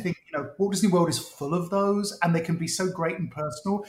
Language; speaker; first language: English; native; English